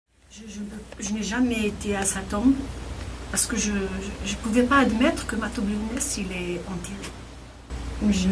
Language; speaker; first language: French; non-native, local second language; Kabyle